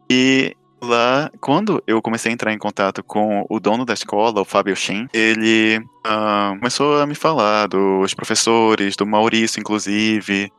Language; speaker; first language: Portuguese; native; Portuguese